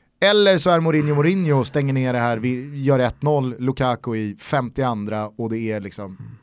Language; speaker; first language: Swedish; native; Swedish